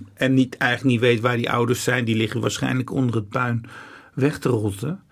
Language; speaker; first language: Dutch; early bilingual, other home language; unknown